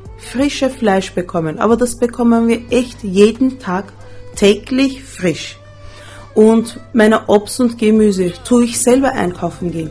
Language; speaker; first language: German; early bilingual, other home language; Turkish